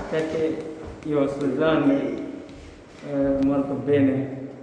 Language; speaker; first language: Italian; non-native, learner; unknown